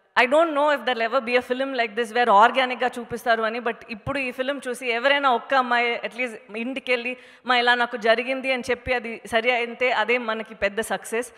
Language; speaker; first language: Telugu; non-native, fluent; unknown